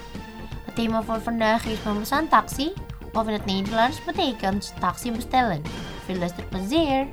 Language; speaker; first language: Dutch; non-native, fluent; Indonesian